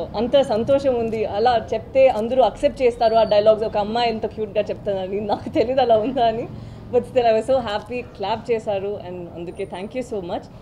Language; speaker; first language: Telugu; non-native, learner; Tamil